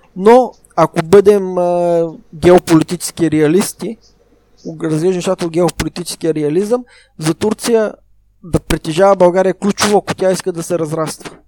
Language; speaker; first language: Bulgarian; native; Bulgarian